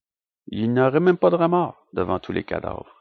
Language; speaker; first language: French; native; French